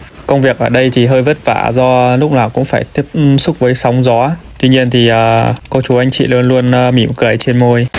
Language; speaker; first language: Vietnamese; native; Vietnamese